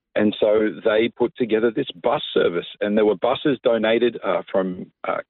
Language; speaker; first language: English; native; English